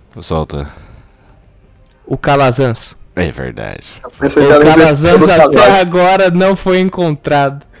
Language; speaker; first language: Portuguese; native; Portuguese